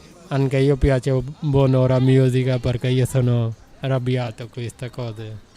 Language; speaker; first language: Italian; non-native, learner; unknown